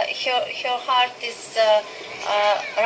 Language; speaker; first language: English; non-native, learner; Russian